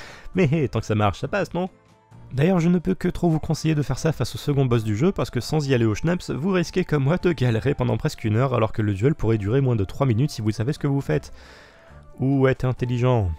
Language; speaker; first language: French; native; French